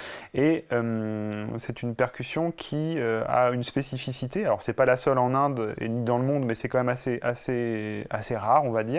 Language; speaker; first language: French; native; French